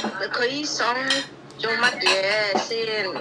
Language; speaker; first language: Cantonese; non-native, learner; Javanese